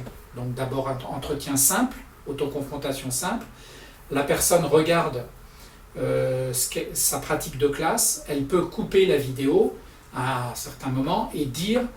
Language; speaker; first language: French; native; French